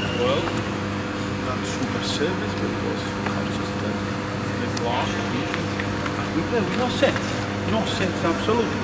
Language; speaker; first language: English; non-native, learner; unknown